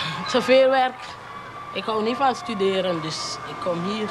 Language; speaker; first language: Dutch; non-native, local second language; English